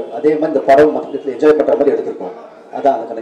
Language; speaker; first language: Tamil; native; Tamil